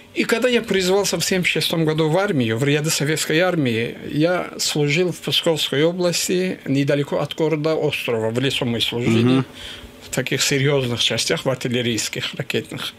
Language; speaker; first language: Russian; non-native, local second language; Azerbaijani